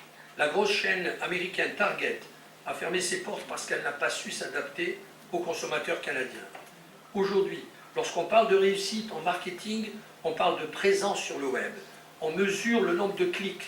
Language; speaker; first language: French; native; French